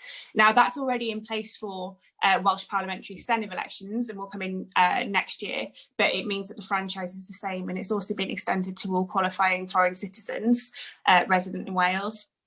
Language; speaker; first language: English; native; English